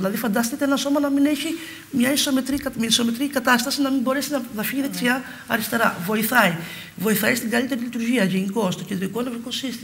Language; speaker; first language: Greek; native; Greek